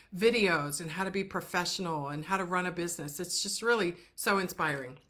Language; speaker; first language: English; native; English